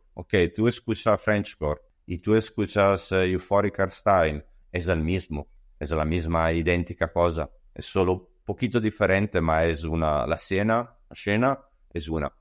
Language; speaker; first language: Spanish; non-native, learner; Italian